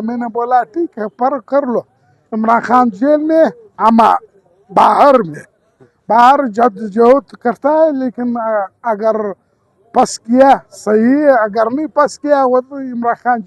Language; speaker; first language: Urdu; non-native, local second language; Pashto